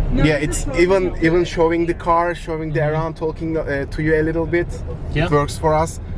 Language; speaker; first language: English; non-native, learner; Turkish